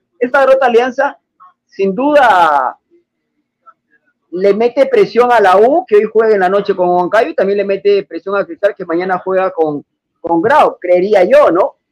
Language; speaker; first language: Spanish; native; Spanish